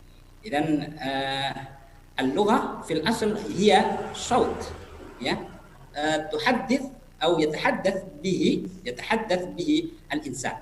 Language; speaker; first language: Arabic; non-native, fluent; Indonesian